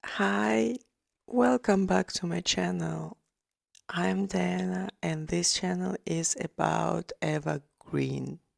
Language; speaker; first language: English; non-native, fluent; Georgian